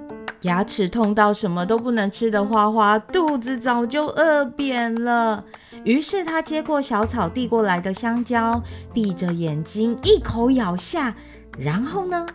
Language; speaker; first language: Chinese; native; Chinese